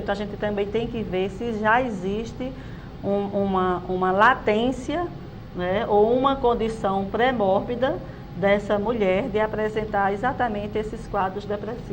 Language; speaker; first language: Portuguese; native; Portuguese